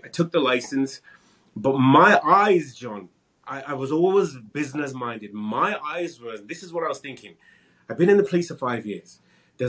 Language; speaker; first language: English; native; English